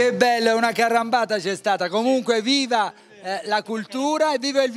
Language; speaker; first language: Italian; native; Italian